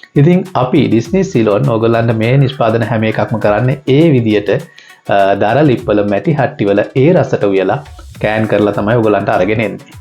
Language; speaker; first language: Sinhala; native; Sinhala